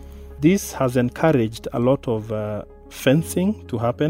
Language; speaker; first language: English; non-native, local second language; Masai